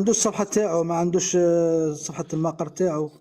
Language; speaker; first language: Arabic; native; Arabic